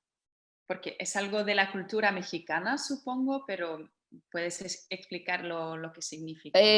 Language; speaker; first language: Spanish; non-native, fluent; Dutch